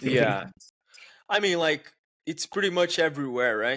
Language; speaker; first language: English; non-native, fluent; Portuguese